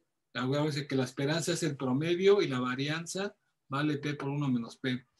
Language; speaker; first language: Spanish; native; Spanish